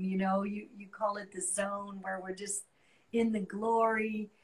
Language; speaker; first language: English; native; English